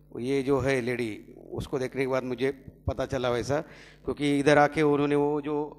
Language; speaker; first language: Hindi; non-native, local second language; Marathi